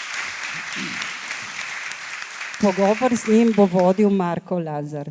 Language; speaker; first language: Slovenian; native; Slovenian